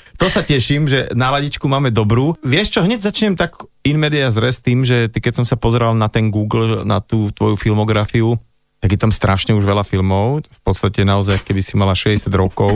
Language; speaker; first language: Slovak; native; Slovak